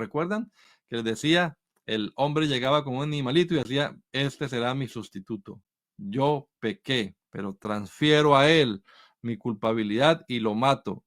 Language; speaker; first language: Spanish; native; Spanish